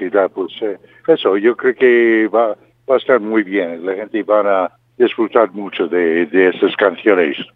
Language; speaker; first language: Spanish; non-native, fluent; English